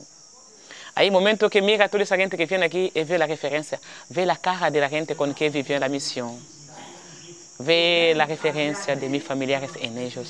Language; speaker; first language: Spanish; non-native, fluent; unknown